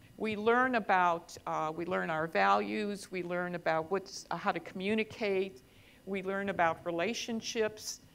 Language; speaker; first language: English; native; English